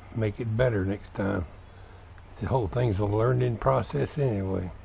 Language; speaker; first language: English; native; English